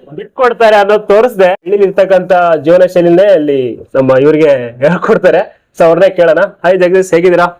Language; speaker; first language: Kannada; native; Kannada